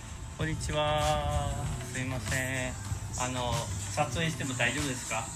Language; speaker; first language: Japanese; non-native, fluent; English